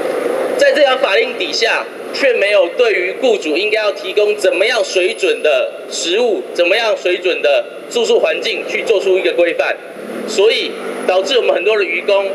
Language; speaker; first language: Chinese; native; Chinese